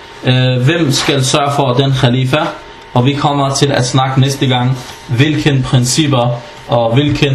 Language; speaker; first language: Danish; early bilingual, other home language; Arabic